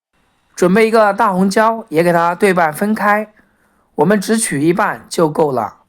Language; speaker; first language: Chinese; native; Chinese